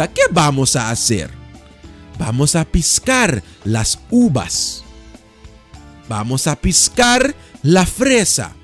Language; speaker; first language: Spanish; non-native, fluent; Dutch